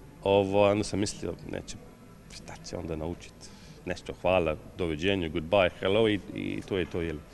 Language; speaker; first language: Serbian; non-native, fluent; English